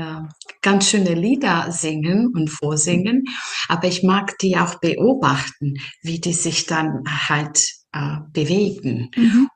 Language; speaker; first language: German; non-native, fluent; Serbian